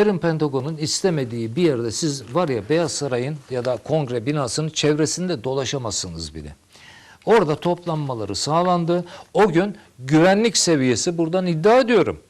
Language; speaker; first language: Turkish; native; Turkish